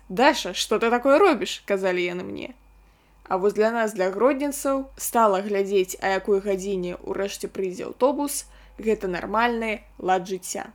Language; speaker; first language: Belarusian; non-native, local second language; Russian